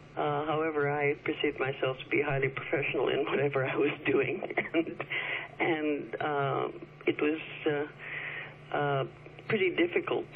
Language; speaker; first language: English; early bilingual, other home language; Chinese